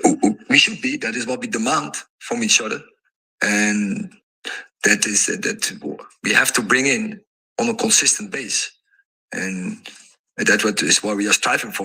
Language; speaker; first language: English; non-native, fluent; Dutch